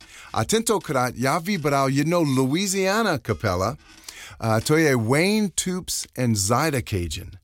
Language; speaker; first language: Czech; non-native, learner; English